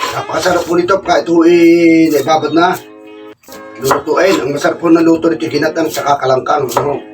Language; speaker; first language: Filipino; native; Filipino